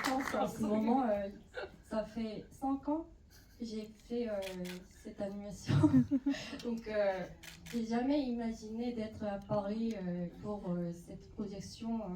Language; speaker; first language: French; non-native, fluent; Korean